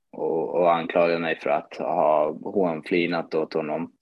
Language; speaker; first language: Swedish; early bilingual, other home language; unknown